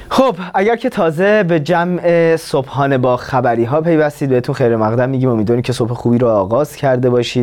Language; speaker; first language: Persian; native; Persian